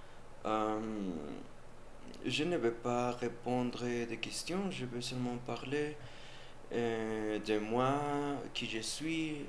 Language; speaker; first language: French; non-native, learner; Spanish